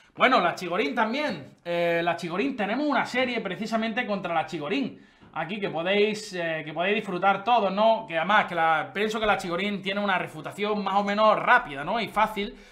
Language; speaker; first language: Spanish; native; Spanish